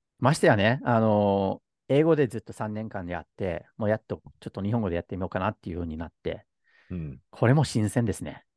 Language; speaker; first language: Japanese; native; Japanese